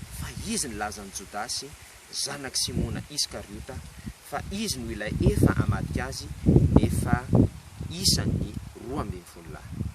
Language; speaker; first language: Malagasy; native; Malagasy